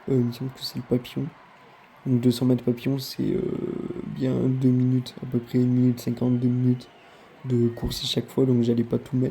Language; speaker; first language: French; native; French